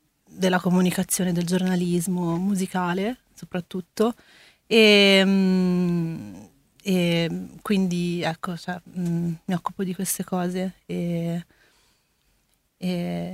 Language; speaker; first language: Italian; early bilingual, other home language; Spanish